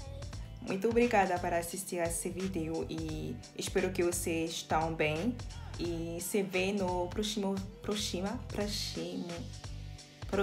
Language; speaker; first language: Portuguese; non-native, learner; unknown